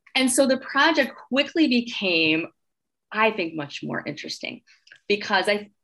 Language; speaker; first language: English; native; English